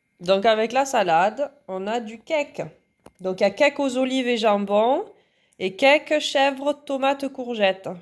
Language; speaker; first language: French; native; French